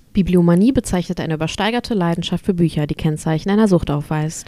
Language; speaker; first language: German; early bilingual, other home language; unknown